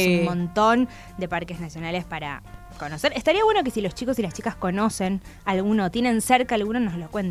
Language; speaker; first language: Spanish; native; Spanish